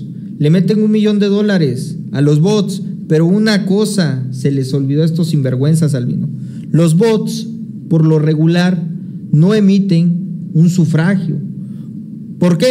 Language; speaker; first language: Spanish; native; Spanish